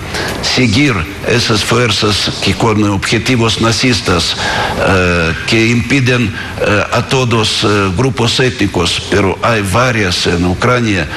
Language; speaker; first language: Spanish; non-native, fluent; Russian